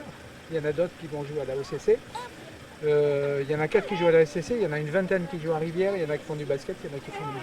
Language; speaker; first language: French; native; French